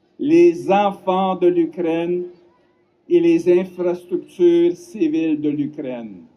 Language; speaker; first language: French; non-native, local second language; Ukrainian